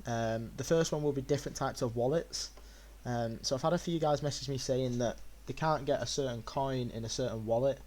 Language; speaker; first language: English; native; English